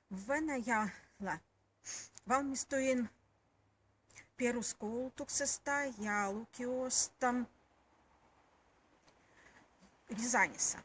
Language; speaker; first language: Finnish; non-native, learner; Russian